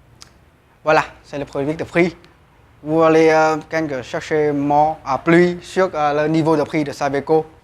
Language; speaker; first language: French; non-native, learner; Vietnamese